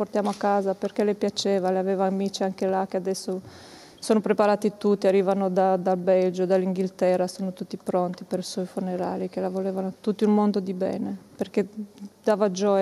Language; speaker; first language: Italian; non-native, learner; Romanian